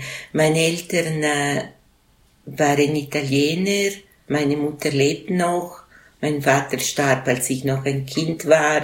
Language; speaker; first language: German; non-native, local second language; Italian